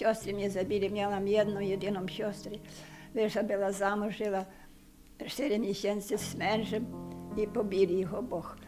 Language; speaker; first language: Polish; non-native, local second language; Ukrainian